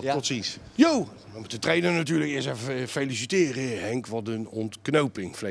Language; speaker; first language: Dutch; native; Dutch